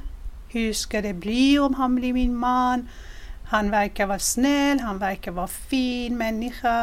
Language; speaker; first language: Swedish; non-native, fluent; Persian